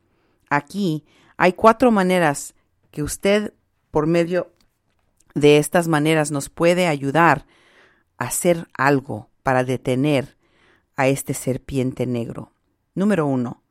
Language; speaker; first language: Spanish; native; Spanish